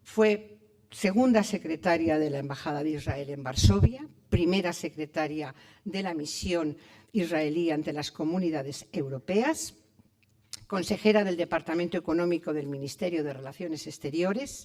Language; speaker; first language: Spanish; native; Spanish